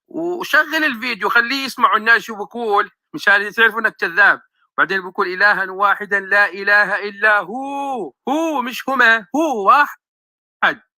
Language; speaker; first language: Arabic; native; Arabic